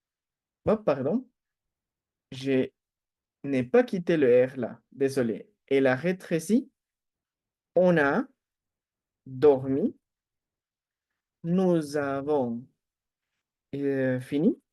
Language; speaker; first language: French; non-native, fluent; Spanish